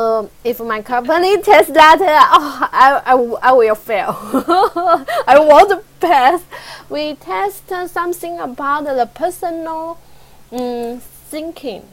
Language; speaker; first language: English; non-native, learner; Chinese